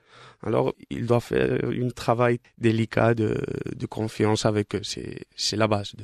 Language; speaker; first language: French; non-native, fluent; Spanish